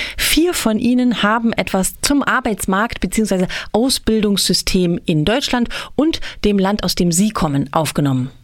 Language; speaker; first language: German; native; German